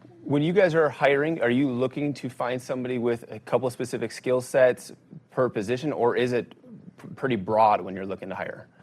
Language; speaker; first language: English; native; English